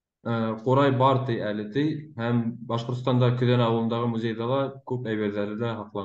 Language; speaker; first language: Turkish; non-native, learner; Bashkir